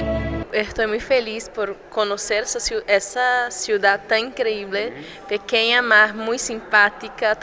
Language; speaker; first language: Spanish; non-native, fluent; Portuguese